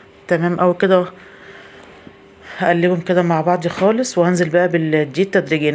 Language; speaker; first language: Arabic; native; Arabic